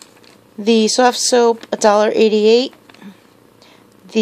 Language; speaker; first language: English; native; English